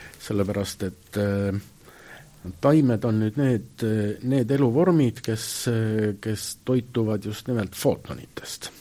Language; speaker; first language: Estonian; native; Estonian